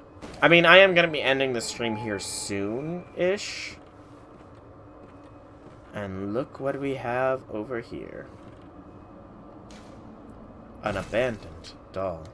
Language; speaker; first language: English; native; English